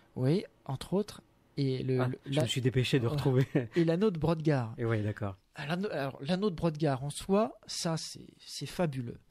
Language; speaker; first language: French; native; French